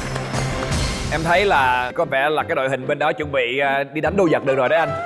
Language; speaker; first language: Vietnamese; native; Vietnamese